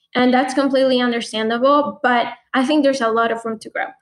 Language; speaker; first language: English; non-native, fluent; Spanish